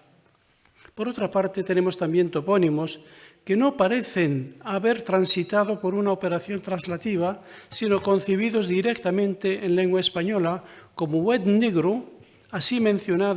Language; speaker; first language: Spanish; non-native, fluent; Arabic